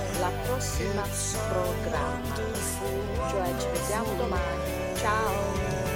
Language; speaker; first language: Italian; non-native, learner; Chinese